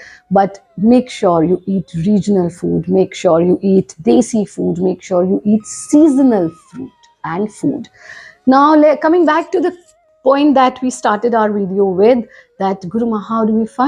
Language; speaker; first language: English; non-native, local second language; Hindi